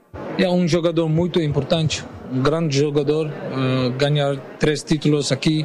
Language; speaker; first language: Portuguese; non-native, learner; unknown